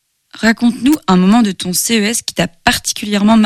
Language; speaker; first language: French; native; French